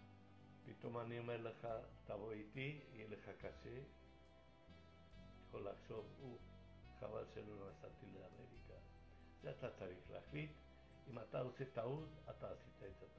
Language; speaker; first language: Hebrew; non-native, fluent; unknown